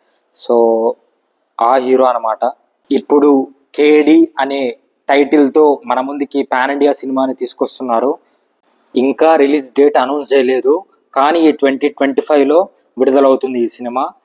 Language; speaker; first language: Telugu; native; Telugu